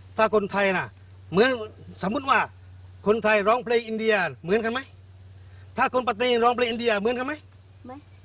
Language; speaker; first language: Thai; non-native, local second language; Malay